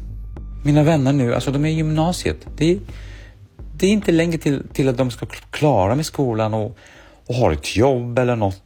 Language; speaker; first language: Swedish; early bilingual, other home language; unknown